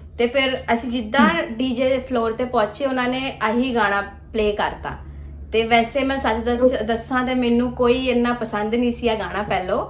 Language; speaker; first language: Punjabi; early bilingual, heritage; Punjabi